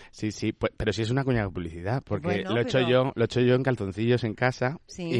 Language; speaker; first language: Spanish; native; Spanish